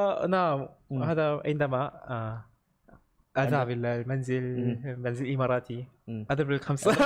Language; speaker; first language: Arabic; non-native, learner; Korean